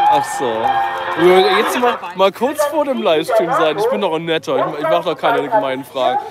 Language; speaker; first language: German; native; German